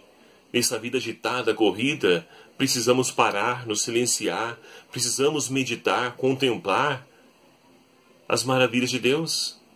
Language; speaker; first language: Portuguese; native; Portuguese